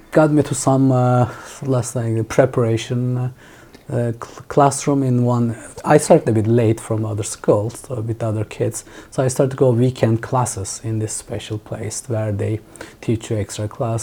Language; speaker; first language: English; non-native, fluent; Turkish